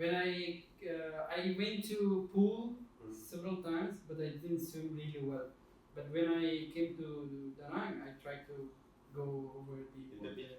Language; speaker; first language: English; non-native, fluent; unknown